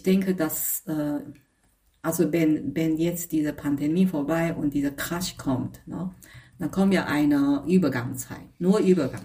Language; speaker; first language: German; non-native, fluent; Chinese